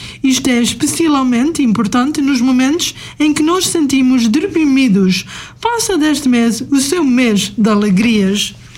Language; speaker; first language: Portuguese; native; Portuguese